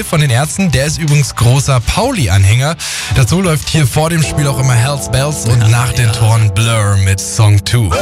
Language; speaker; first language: German; native; German